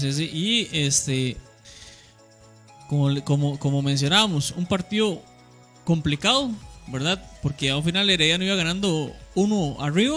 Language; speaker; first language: Spanish; native; Spanish